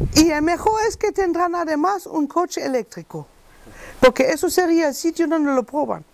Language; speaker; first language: Spanish; non-native, learner; German